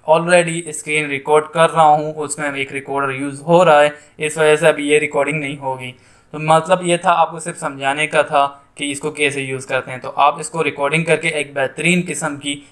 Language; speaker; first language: Hindi; native; Hindi